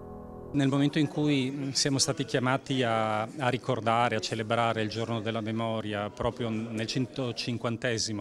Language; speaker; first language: Italian; native; Italian